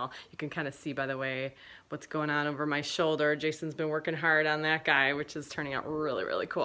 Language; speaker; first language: English; native; English